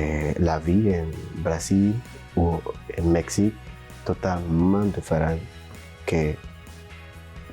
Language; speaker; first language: French; non-native, learner; Spanish